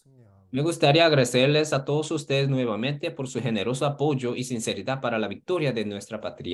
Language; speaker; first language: Spanish; non-native, fluent; Korean